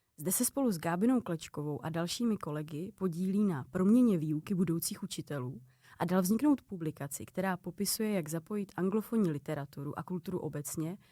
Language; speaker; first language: Czech; native; Czech